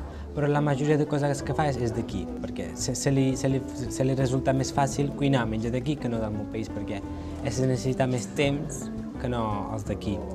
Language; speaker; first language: Catalan; early bilingual, other home language; Georgian